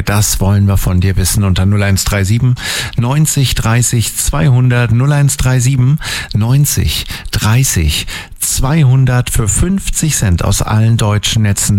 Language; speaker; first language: German; native; German